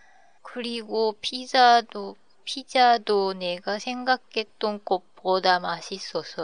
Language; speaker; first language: Korean; non-native, learner; Japanese